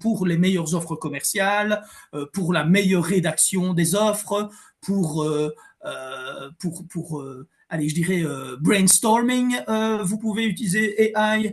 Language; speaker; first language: French; native; French